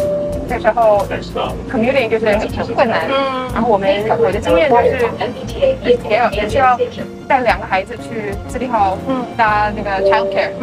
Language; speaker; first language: Chinese; early bilingual, heritage; Chinese